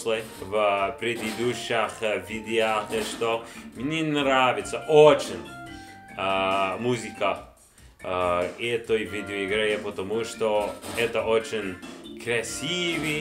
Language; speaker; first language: Russian; non-native, learner; English